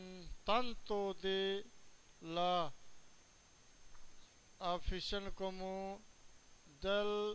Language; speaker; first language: Spanish; non-native, learner; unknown